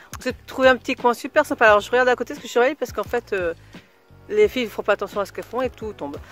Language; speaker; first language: French; native; French